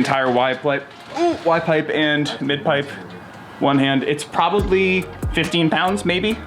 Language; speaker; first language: English; native; English